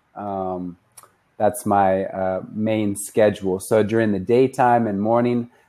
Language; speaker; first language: English; native; English